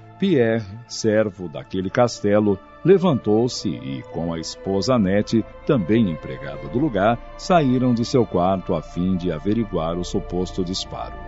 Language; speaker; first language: Portuguese; native; Portuguese